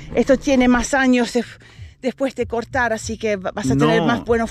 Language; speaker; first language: Spanish; non-native, learner; English